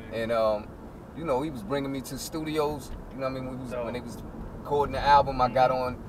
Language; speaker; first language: English; native; English